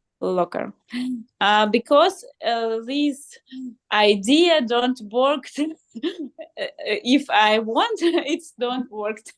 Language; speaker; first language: English; non-native, learner; Russian